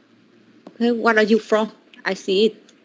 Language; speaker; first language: English; non-native, learner; Vietnamese